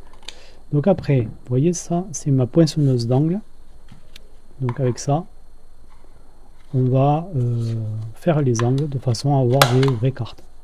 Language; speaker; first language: French; native; French